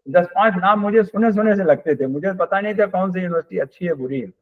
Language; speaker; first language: Hindi; native; Hindi